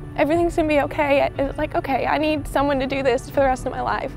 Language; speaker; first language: English; native; English